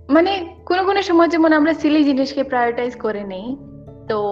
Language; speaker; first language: Bangla; non-native, local second language; Assamese